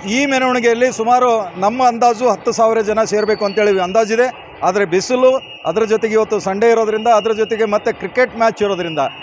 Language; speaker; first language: Kannada; non-native, local second language; Lambadi